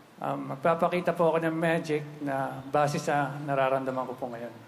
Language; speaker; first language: Filipino; native; Filipino